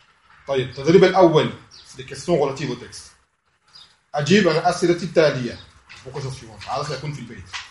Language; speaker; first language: Arabic; non-native, fluent; French